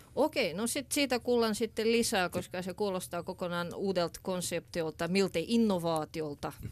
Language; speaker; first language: Finnish; non-native, fluent; Russian